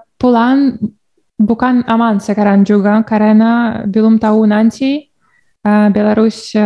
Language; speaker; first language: Indonesian; non-native, learner; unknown